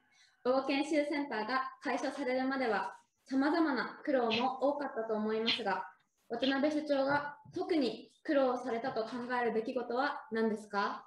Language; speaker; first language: Japanese; native; Japanese